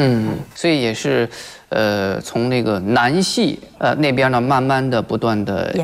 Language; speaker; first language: Chinese; native; Chinese